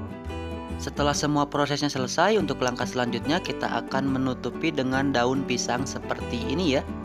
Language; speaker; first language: Indonesian; native; Indonesian